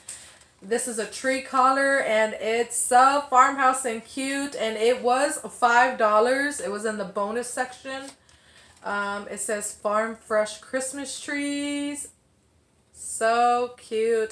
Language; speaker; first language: English; native; English